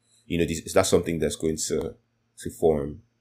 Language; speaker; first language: English; non-native, local second language; Yoruba